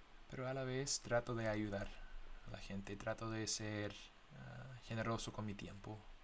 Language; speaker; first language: Spanish; non-native, fluent; English